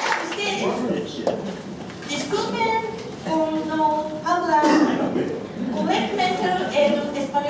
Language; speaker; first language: Spanish; non-native, learner; Japanese